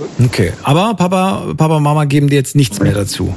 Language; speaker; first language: German; native; German